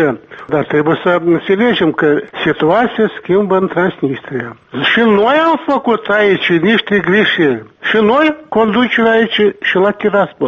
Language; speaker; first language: Romanian; non-native, local second language; Gagauz